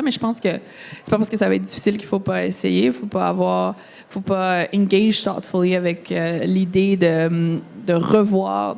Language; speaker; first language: French; native; French